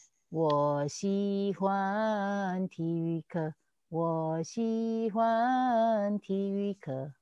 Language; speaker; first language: Chinese; native; Chinese